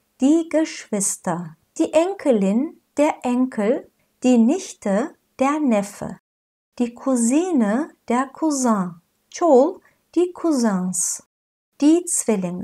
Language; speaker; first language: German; non-native, fluent; Turkish